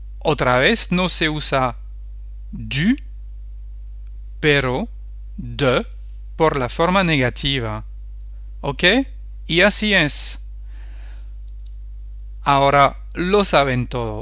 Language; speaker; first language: Spanish; non-native, fluent; French